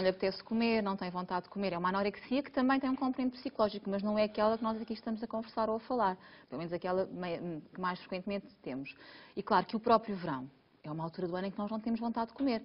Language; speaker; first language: Portuguese; native; Portuguese